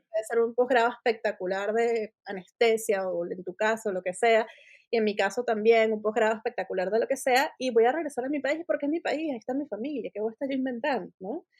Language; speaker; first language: Spanish; native; Spanish